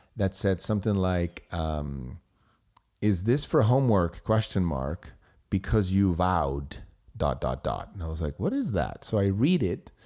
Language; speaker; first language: English; non-native, fluent; German